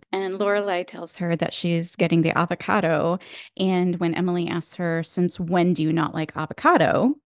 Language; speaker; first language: English; native; English